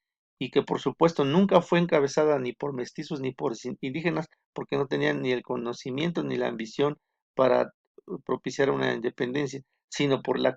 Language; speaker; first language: Spanish; native; Spanish